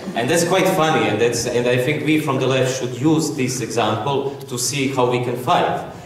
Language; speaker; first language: English; non-native, fluent; Croatian